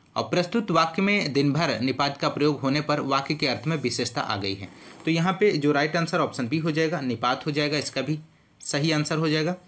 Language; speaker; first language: Hindi; native; Hindi